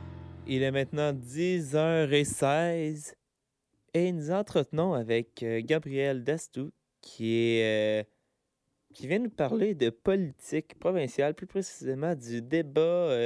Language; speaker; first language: French; native; French